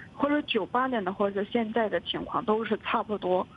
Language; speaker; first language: Chinese; non-native, fluent; Korean